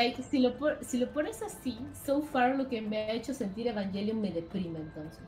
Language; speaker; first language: Spanish; native; Spanish